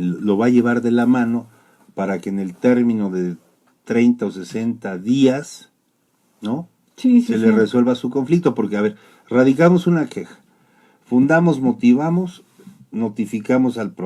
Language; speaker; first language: Spanish; native; Spanish